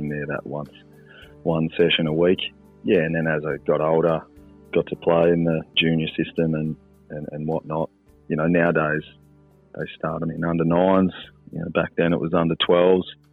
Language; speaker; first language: English; native; English